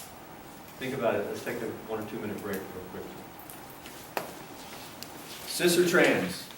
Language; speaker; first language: English; native; English